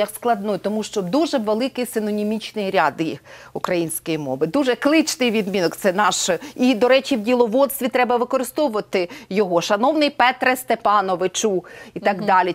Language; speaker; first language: Ukrainian; native; Ukrainian